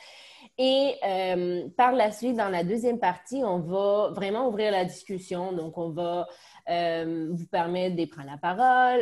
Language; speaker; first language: French; native; French